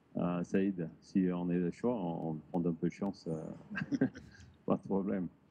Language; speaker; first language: French; non-native, learner; English